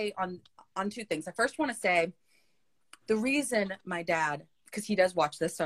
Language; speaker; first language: English; native; English